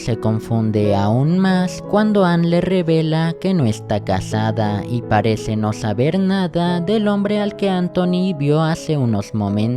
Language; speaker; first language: Spanish; native; Spanish